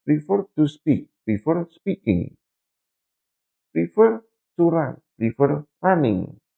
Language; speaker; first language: English; non-native, learner; Indonesian